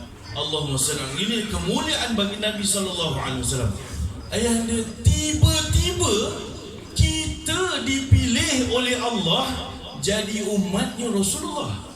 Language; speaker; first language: Malay; native; Malay